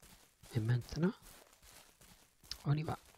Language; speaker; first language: French; non-native, learner; Italian